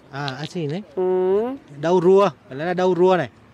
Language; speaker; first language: Portuguese; non-native, learner; Vietnamese